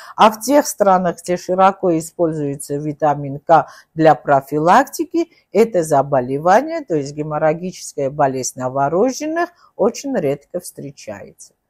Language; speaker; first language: Russian; non-native, local second language; Armenian